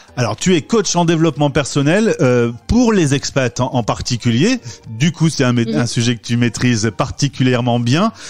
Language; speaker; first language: French; native; French